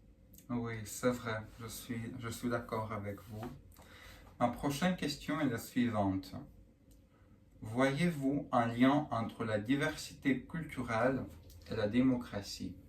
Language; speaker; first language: French; non-native, learner; Russian